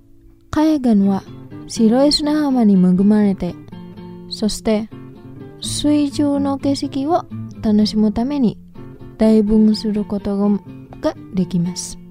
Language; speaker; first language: Japanese; non-native, fluent; Indonesian